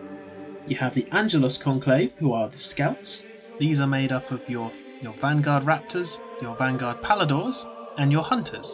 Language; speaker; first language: English; native; English